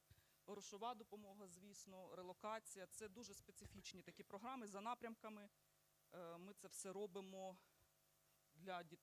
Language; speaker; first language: Ukrainian; native; Ukrainian